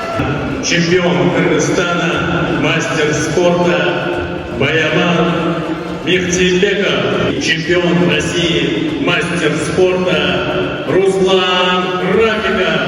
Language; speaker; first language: Russian; native; Russian